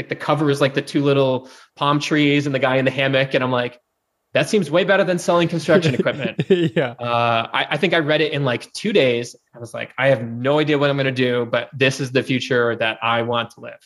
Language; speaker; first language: English; native; English